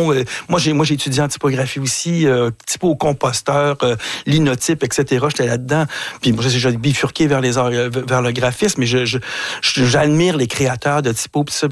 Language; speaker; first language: French; native; French